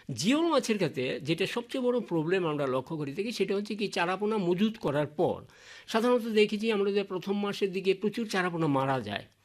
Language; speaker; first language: Bangla; native; Bangla